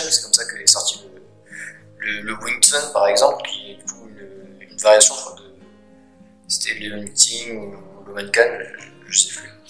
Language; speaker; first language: French; native; French